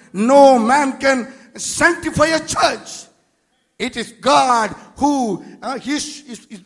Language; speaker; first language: English; non-native, local second language; Tamil